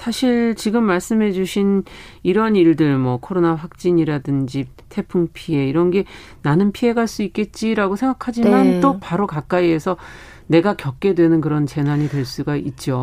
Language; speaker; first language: Korean; native; Korean